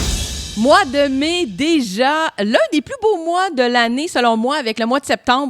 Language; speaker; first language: French; native; French